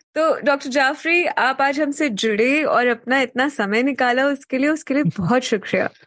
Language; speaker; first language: Hindi; native; Hindi